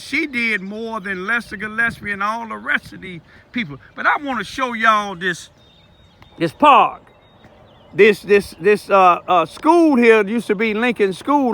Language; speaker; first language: English; native; English